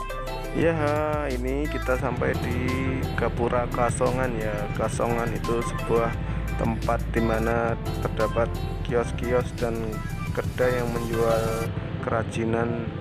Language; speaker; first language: Indonesian; non-native, local second language; Javanese